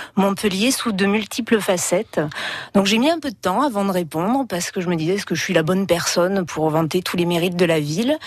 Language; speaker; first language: French; native; French